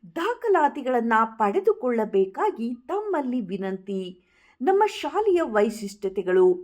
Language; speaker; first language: Kannada; native; Kannada